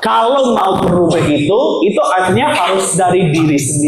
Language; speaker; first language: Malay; non-native, learner; English